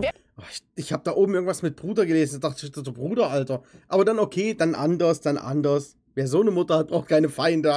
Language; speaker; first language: German; native; German